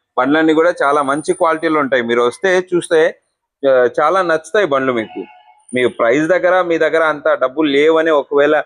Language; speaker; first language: Telugu; native; Telugu